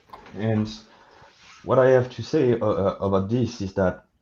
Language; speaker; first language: English; non-native, fluent; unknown